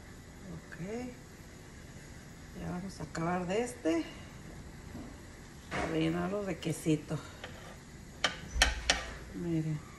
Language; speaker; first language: Spanish; native; Spanish